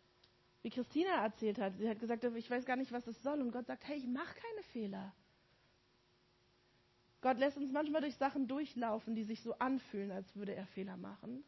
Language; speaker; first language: German; native; German